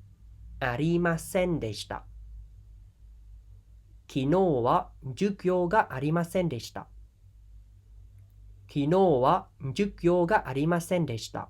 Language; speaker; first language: Japanese; non-native, fluent; Khmer